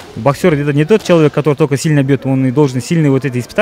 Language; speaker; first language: Russian; non-native, local second language; Kazakh